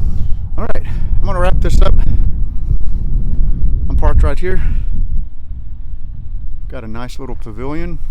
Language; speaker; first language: English; native; English